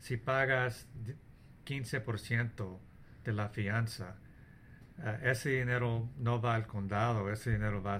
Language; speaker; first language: Spanish; early bilingual, heritage; English